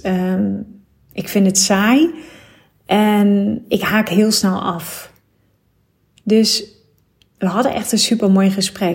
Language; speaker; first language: Dutch; native; Dutch